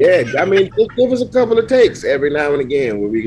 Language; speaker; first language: English; native; English